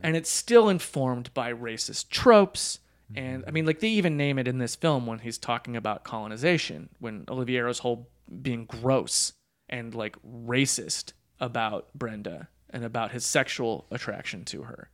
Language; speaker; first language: English; native; English